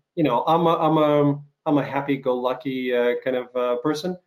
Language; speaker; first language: English; non-native, fluent; Ukrainian